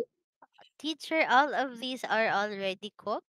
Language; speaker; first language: English; non-native, learner; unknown